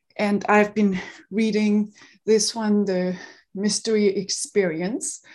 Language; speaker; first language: English; non-native, fluent; Danish